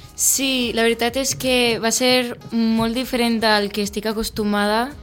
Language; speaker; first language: Catalan; early bilingual, other home language; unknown